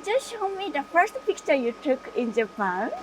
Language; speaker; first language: English; non-native, learner; Japanese